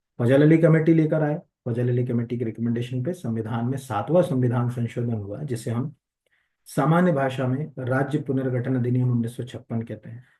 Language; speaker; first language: Hindi; native; Hindi